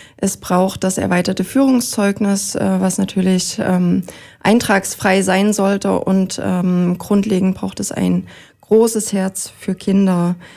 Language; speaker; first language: German; native; German